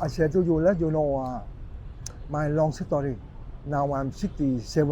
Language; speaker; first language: English; non-native, learner; Vietnamese